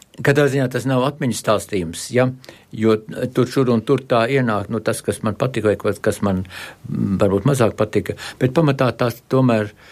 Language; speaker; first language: Latvian; native; Latvian